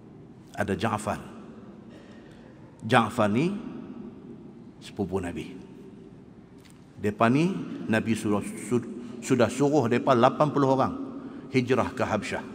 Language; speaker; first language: Malay; native; Malay